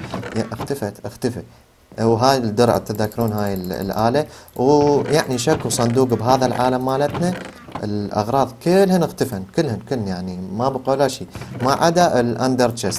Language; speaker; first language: Arabic; native; Arabic